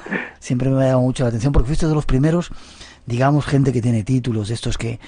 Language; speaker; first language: Spanish; native; Spanish